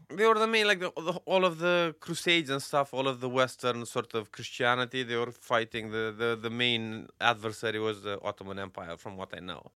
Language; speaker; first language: English; non-native, fluent; Romanian